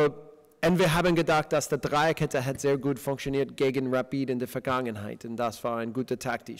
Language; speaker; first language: German; non-native, fluent; English